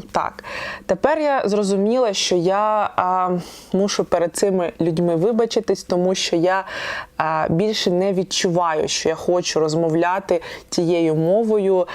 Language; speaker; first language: Ukrainian; non-native, local second language; Russian